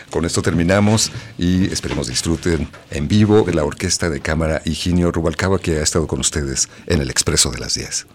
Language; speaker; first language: Spanish; native; Spanish